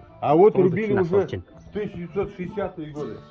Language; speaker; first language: Russian; native; Russian